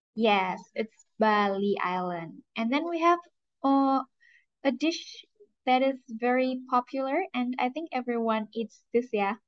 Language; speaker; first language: English; non-native, fluent; Indonesian